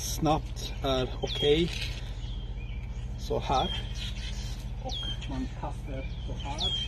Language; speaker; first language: Swedish; non-native, learner; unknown